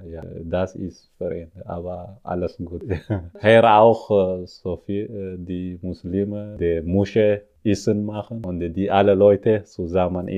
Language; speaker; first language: German; non-native, learner; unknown